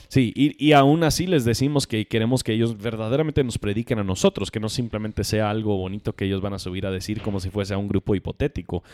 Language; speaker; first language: Spanish; non-native, fluent; English